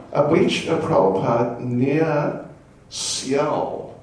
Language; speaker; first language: Russian; non-native, learner; English